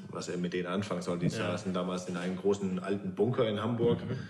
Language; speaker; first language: German; non-native, fluent; Danish